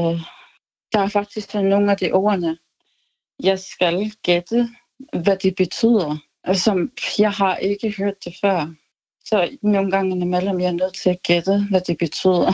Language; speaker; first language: Danish; non-native, local second language; Kalaallisut